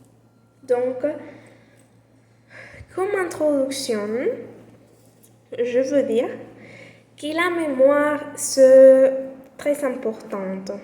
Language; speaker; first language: French; non-native, learner; Spanish